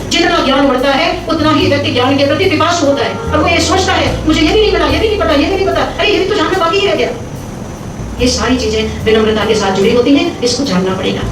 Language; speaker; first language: Hindi; native; Hindi